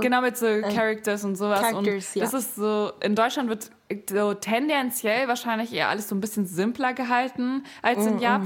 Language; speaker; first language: German; native; German